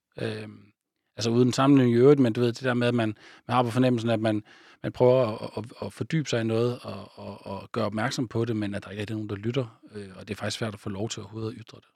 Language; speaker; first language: Danish; native; Danish